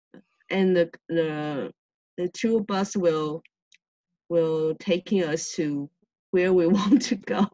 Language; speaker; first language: English; non-native, learner; Chinese